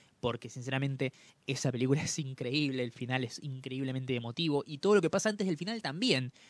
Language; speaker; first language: Spanish; native; Spanish